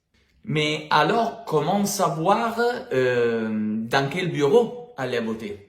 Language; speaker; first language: French; non-native, learner; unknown